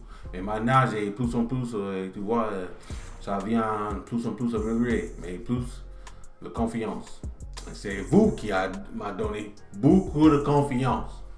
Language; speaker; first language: French; non-native, learner; English